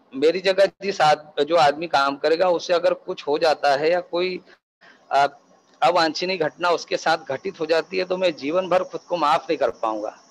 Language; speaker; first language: Hindi; native; Hindi